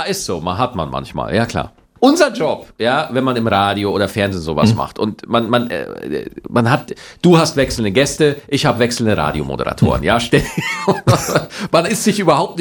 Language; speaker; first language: German; native; German